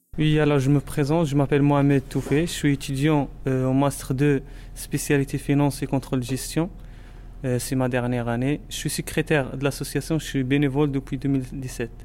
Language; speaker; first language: French; non-native, local second language; Arabic